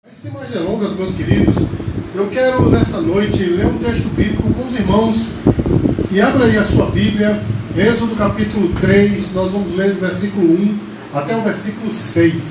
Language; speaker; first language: Portuguese; native; Portuguese